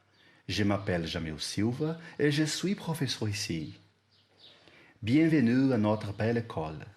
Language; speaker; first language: French; non-native, learner; Portuguese